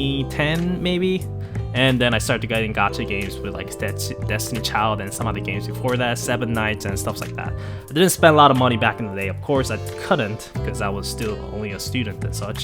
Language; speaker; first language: English; non-native, fluent; Korean